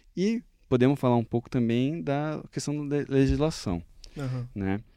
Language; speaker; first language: Portuguese; native; Portuguese